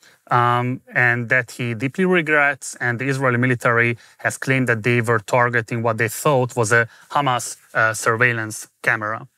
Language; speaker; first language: English; non-native, fluent; Hungarian